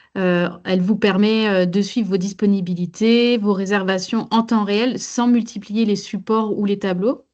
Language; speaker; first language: French; native; French